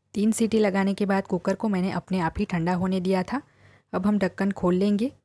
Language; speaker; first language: Hindi; non-native, local second language; Gujarati